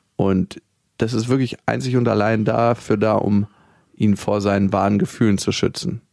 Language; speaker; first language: German; native; German